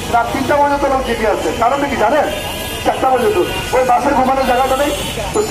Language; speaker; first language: Bangla; non-native, local second language; Urdu